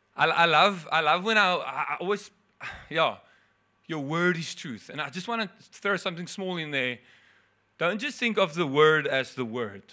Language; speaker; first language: English; non-native, local second language; Afrikaans